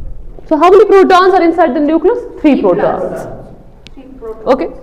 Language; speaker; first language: English; non-native, local second language; Kashmiri